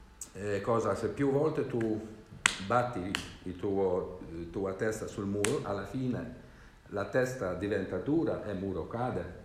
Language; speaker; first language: Italian; non-native, learner; Swedish